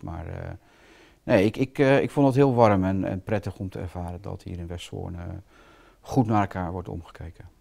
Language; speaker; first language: Dutch; native; Dutch